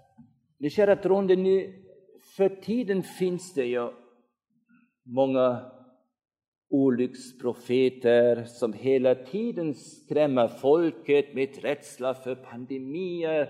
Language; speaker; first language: Swedish; non-native, fluent; German